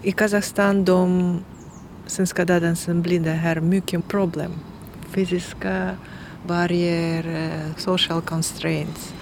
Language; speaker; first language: Swedish; non-native, learner; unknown